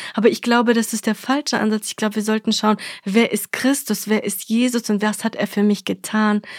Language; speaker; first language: German; early bilingual, other home language; Russian